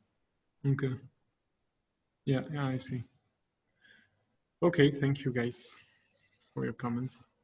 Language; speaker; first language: English; non-native, fluent; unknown